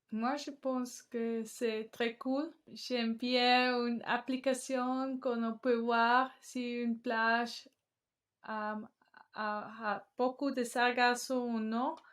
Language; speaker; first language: French; non-native, learner; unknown